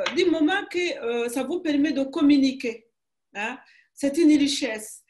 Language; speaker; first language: French; non-native, local second language; Kinyarwanda